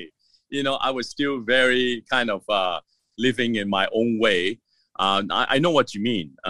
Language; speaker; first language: English; non-native, local second language; Cantonese